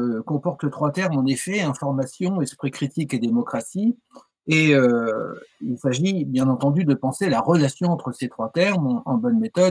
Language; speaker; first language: French; native; French